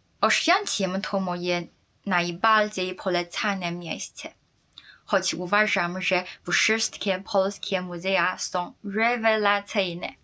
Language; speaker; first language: Polish; non-native, fluent; Chinese